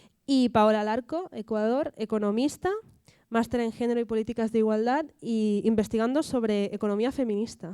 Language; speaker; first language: Spanish; native; Spanish